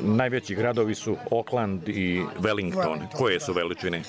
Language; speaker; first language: Serbian; native; Serbian